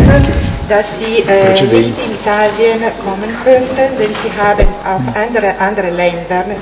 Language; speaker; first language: German; non-native, fluent; Italian